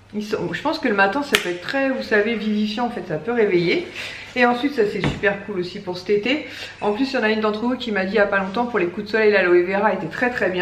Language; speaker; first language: French; native; French